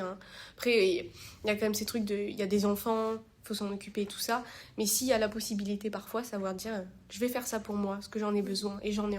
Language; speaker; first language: French; native; French